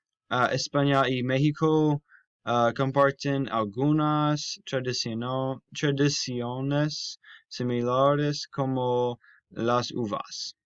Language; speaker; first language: Spanish; non-native, learner; English